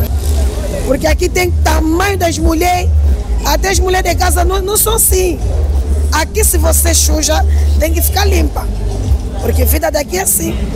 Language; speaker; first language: Portuguese; non-native, local second language; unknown